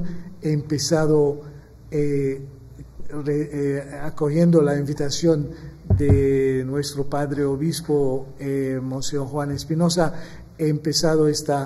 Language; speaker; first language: Spanish; non-native, fluent; Maltese